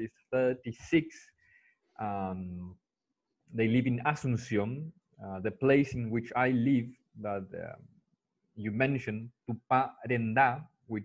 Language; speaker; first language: English; non-native, fluent; Spanish